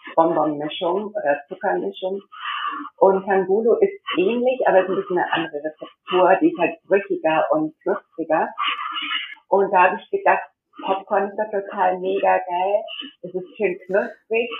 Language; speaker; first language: German; early bilingual, heritage; German